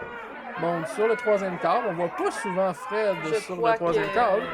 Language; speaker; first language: French; native; French